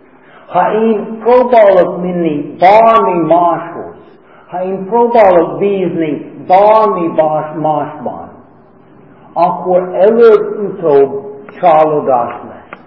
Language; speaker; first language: Hungarian; non-native, fluent; English